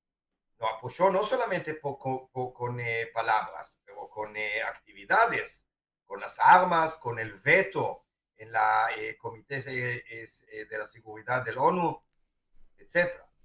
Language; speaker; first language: Spanish; non-native, fluent; Hebrew